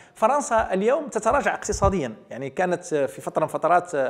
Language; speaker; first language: Arabic; native; Arabic